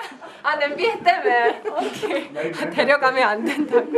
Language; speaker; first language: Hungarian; non-native, fluent; Korean